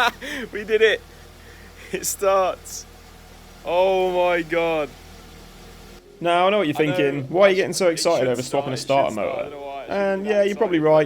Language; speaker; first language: English; native; English